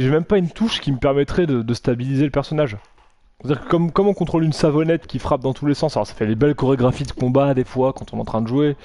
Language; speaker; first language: French; native; French